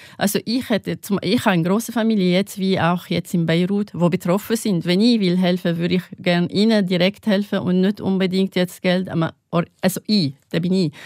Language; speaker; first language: German; non-native, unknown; Arabic